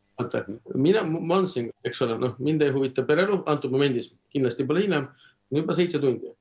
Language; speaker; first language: Estonian; non-native, local second language; Russian